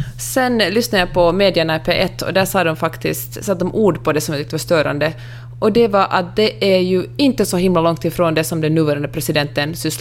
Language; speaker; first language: Swedish; native; Swedish